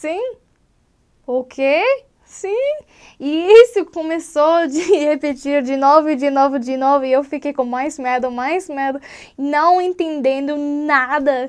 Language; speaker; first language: Portuguese; non-native, learner; English